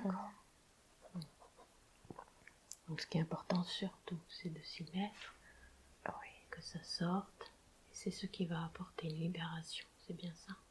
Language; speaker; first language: French; native; French